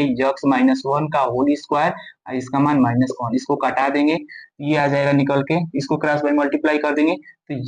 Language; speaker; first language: Hindi; native; Hindi